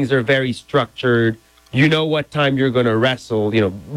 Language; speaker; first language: English; non-native, fluent; French